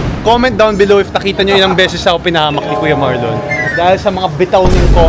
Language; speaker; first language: Filipino; native; Filipino